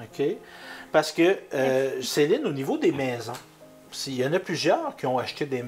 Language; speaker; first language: French; native; French